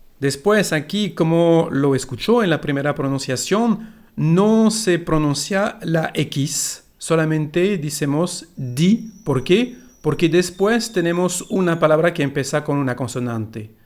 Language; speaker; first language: Spanish; non-native, fluent; French